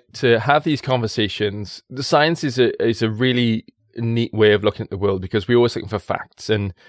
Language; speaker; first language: English; native; English